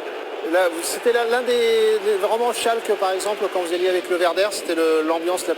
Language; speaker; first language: French; native; French